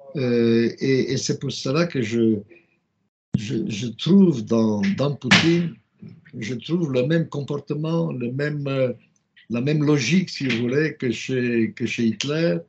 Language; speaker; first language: French; non-native, fluent; Romanian